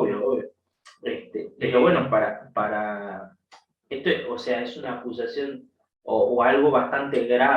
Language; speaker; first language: Spanish; native; Spanish